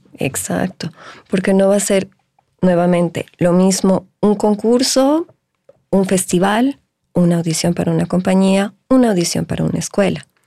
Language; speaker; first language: Spanish; native; Spanish